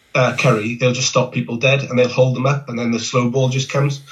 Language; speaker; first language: English; native; English